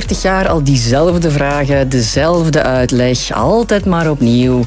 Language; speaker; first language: Dutch; native; Dutch